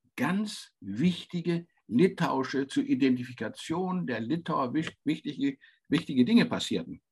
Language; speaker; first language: German; native; German